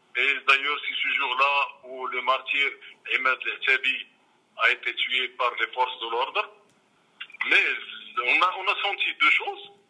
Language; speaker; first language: French; non-native, local second language; Arabic